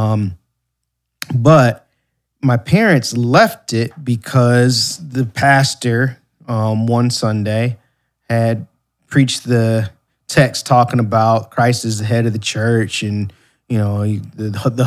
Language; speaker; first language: English; native; English